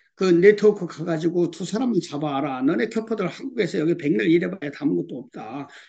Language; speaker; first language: Korean; early bilingual, heritage; Korean